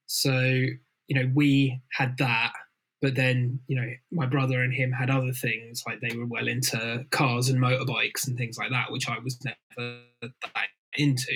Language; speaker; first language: English; native; English